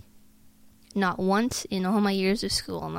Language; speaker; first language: English; native; English